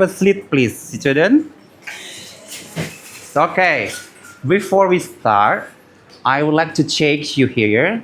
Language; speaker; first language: English; non-native, learner; Indonesian